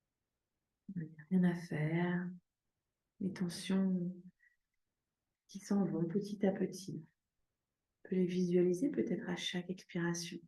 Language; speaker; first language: French; native; French